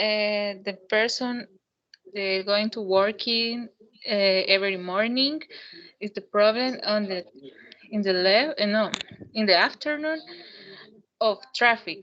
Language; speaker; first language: English; non-native, learner; Spanish